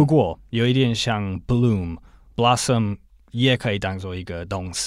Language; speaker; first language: Chinese; non-native, fluent; English